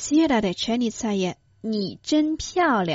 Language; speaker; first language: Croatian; non-native, fluent; Chinese